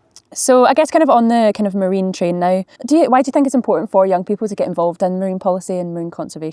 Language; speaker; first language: English; native; English